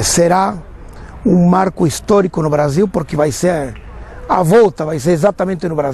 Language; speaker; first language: Portuguese; non-native, fluent; Spanish